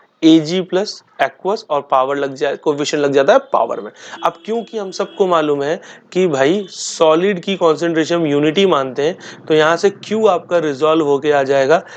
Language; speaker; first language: Hindi; native; Hindi